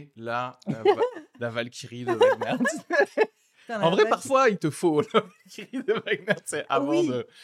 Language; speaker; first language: French; native; French